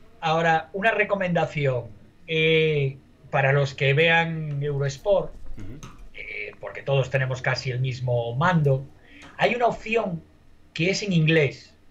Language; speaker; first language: Spanish; native; Spanish